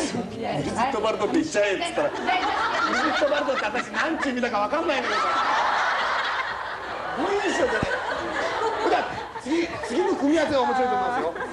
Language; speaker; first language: Japanese; native; Japanese